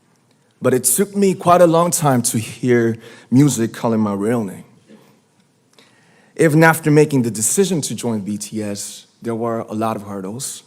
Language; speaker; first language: English; non-native, fluent; Korean